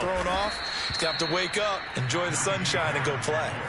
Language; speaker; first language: English; native; English